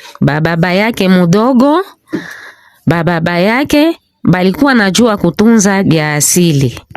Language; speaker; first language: Swahili; non-native, local second language; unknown